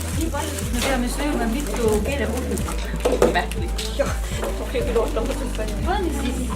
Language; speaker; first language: Estonian; non-native, local second language; Russian